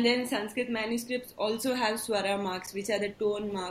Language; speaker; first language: English; non-native, local second language; Tulu